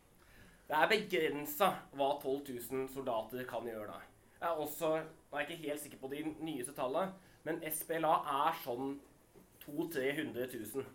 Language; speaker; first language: Norwegian; native; Norwegian